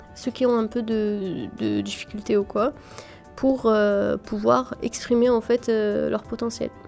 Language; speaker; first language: French; early bilingual, other home language; Arabic